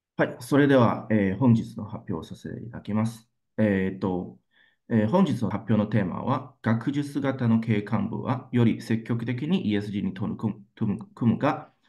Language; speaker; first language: Japanese; non-native, fluent; Chinese